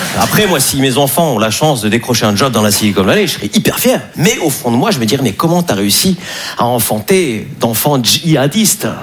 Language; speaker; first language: French; native; French